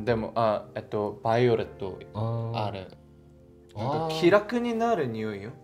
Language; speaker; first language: Japanese; non-native, fluent; Korean